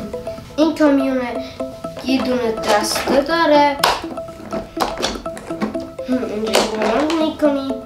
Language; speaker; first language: Persian; early bilingual, heritage; Persian